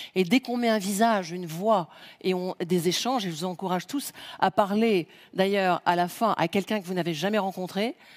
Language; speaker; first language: French; native; French